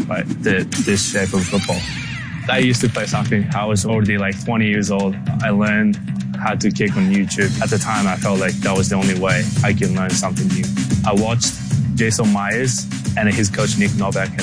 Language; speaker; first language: English; non-native, fluent; Japanese